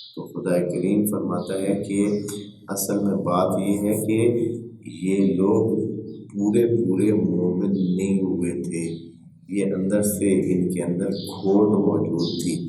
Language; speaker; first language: Urdu; native; Urdu